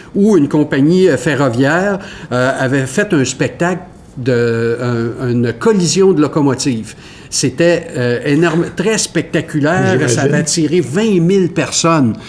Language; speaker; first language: French; native; French